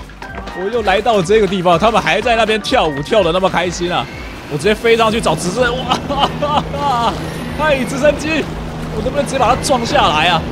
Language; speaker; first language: Chinese; native; Chinese